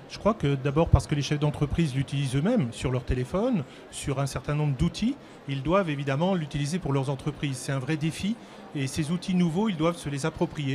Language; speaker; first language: French; native; French